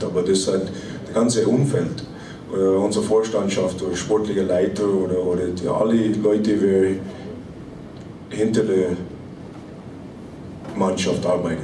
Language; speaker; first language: German; non-native, fluent; English